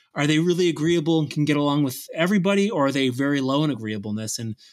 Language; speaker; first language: English; native; English